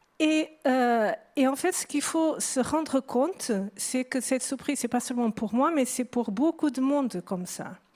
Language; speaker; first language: French; non-native, fluent; Portuguese